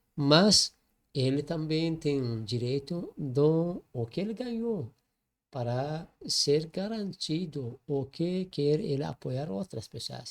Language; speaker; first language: Portuguese; non-native, learner; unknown